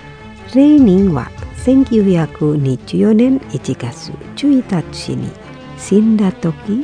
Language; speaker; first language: Japanese; non-native, learner; Indonesian